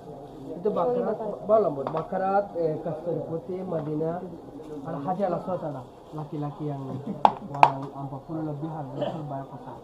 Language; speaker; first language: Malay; non-native, learner; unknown